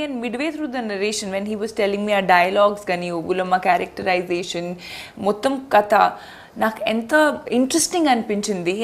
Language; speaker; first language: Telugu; non-native, fluent; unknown